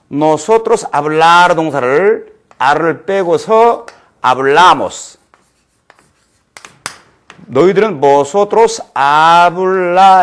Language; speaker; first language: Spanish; non-native, fluent; Korean